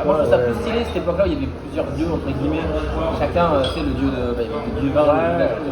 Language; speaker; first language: French; native; French